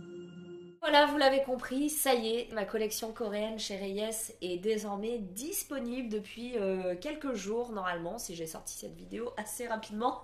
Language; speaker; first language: French; native; French